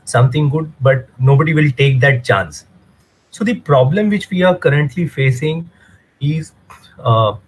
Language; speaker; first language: English; non-native, local second language; Hindi